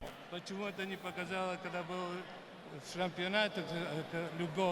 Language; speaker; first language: Russian; early bilingual, heritage; Russian